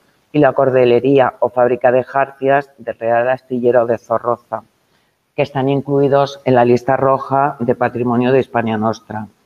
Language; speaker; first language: Spanish; native; Spanish